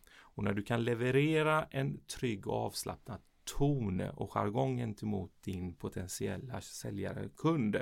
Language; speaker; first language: Swedish; early bilingual, other home language; Persian